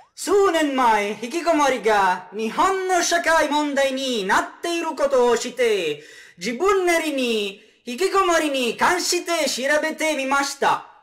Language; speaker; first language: Japanese; non-native, fluent; Italian